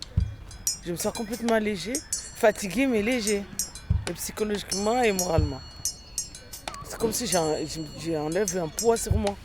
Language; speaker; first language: French; non-native, fluent; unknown